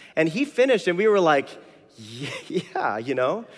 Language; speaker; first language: English; native; English